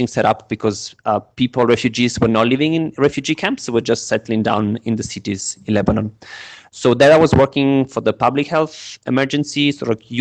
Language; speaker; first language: English; non-native, fluent; Italian